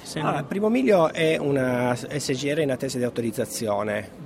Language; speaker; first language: Italian; native; Italian